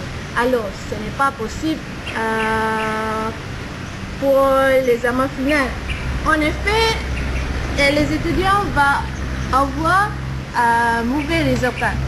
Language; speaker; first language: French; non-native, learner; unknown